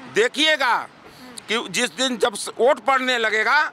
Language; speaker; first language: Hindi; native; Hindi